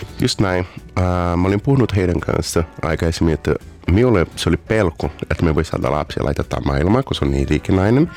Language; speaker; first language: Finnish; non-native, learner; Portuguese